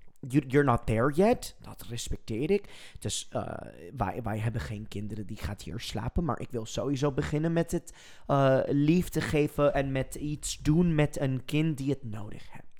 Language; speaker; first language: Dutch; non-native, fluent; English